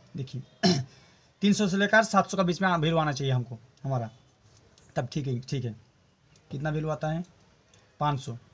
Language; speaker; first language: Hindi; non-native, local second language; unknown